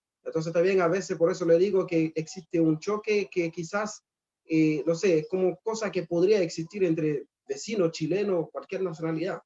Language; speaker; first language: Spanish; non-native, fluent; Haitian Creole